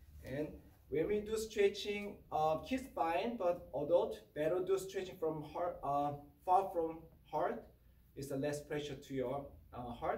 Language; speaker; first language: English; non-native, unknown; Korean